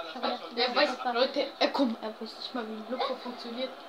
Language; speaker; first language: German; native; German